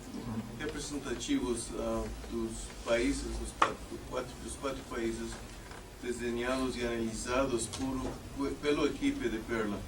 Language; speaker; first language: Portuguese; non-native, fluent; English